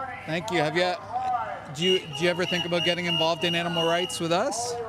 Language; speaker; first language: English; native; English